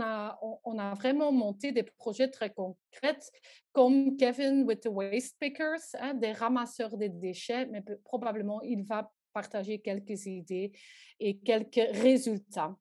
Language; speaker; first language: French; non-native, local second language; Dutch